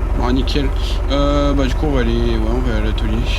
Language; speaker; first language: French; native; French